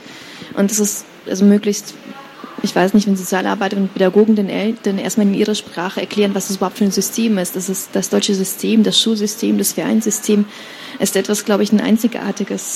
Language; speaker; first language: German; early bilingual, other home language; Russian